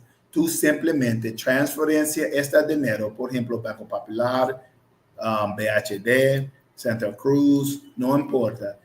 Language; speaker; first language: Spanish; non-native, learner; English